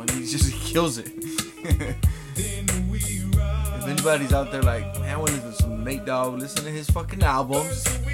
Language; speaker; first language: English; early bilingual, other home language; Spanish